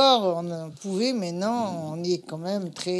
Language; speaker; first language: French; native; French